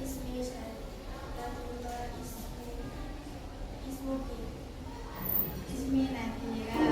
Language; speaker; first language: Arabic; non-native, learner; Indonesian